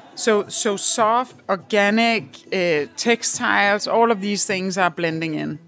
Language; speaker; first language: English; non-native, fluent; Danish